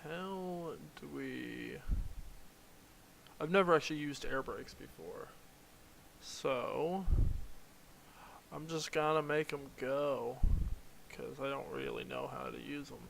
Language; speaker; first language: English; native; English